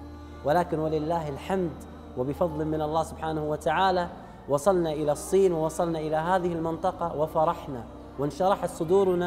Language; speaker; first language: Arabic; native; Arabic